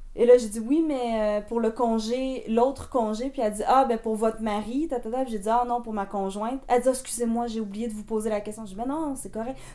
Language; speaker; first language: French; native; French